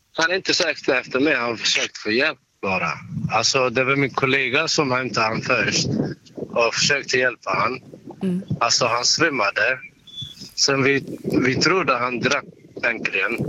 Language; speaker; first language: Swedish; non-native, learner; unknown